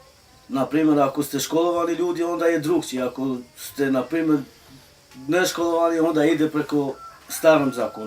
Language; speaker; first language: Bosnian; non-native, local second language; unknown